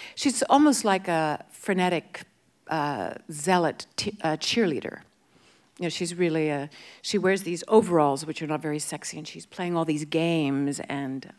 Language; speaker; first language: English; native; English